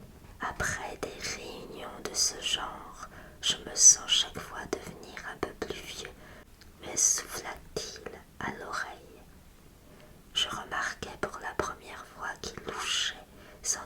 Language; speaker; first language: French; native; French